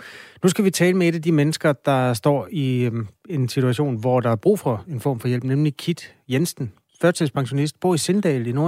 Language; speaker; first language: Danish; native; Danish